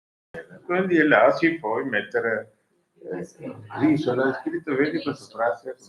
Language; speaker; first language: Italian; non-native, learner; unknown